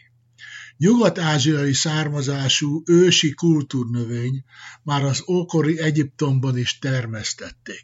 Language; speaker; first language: Hungarian; native; Hungarian